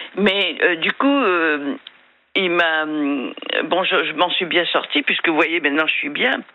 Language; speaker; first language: French; native; French